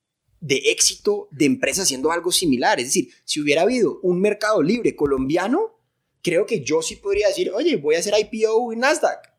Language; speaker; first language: Spanish; native; Spanish